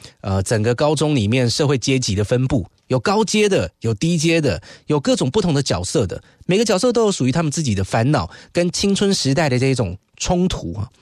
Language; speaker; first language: Chinese; native; Chinese